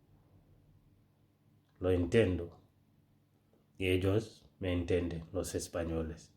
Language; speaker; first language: Spanish; non-native, fluent; Fula